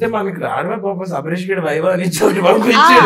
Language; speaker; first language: Telugu; native; Telugu